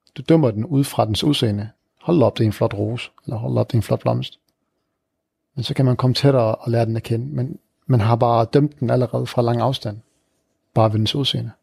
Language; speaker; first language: Danish; early bilingual, other home language; Arabic